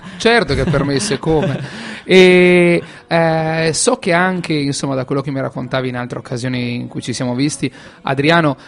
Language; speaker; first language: Italian; native; Italian